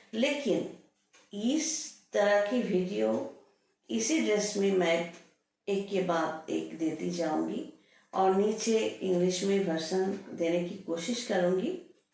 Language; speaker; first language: Hindi; non-native, local second language; Bangla